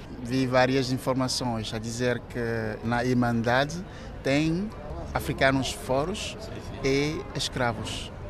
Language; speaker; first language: Portuguese; non-native, fluent; Ewe